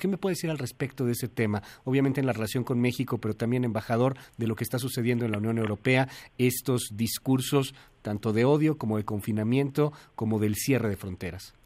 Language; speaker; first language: Spanish; native; Spanish